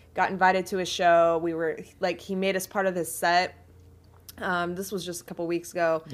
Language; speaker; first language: English; native; English